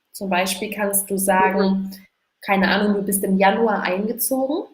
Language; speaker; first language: German; native; German